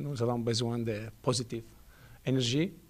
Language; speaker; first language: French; non-native, learner; Italian